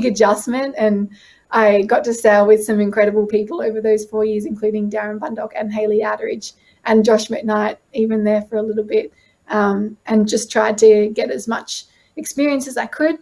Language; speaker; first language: English; native; English